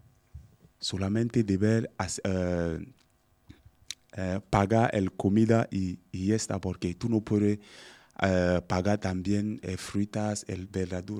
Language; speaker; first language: Spanish; non-native, learner; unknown